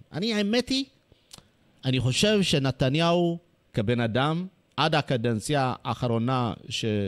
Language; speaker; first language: Hebrew; non-native, fluent; Amharic